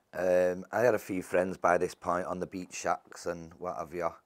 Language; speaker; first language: English; native; English